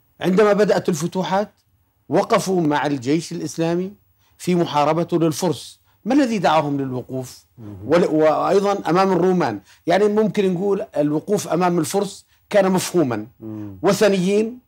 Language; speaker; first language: Arabic; native; Arabic